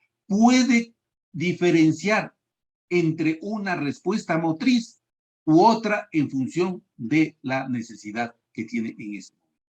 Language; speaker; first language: Spanish; native; Spanish